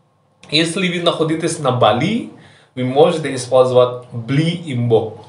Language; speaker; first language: Russian; non-native, learner; Javanese